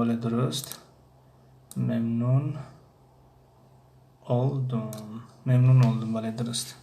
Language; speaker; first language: Turkish; non-native, fluent; Tajik